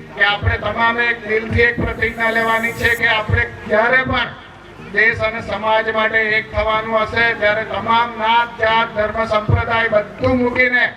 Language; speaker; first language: Gujarati; native; Gujarati